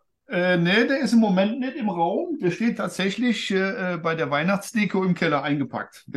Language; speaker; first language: German; native; German